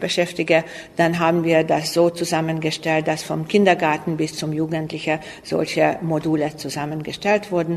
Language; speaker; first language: German; non-native, local second language; Hungarian